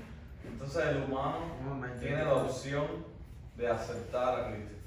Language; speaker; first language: Spanish; early bilingual, heritage; Spanish